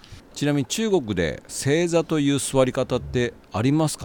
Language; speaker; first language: Japanese; native; Japanese